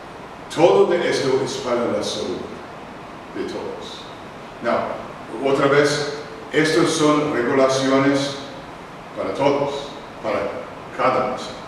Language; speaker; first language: Spanish; non-native, learner; English